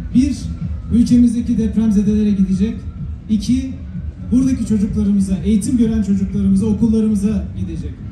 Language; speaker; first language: Turkish; native; Turkish